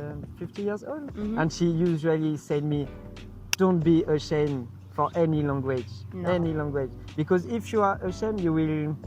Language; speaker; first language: English; non-native, fluent; French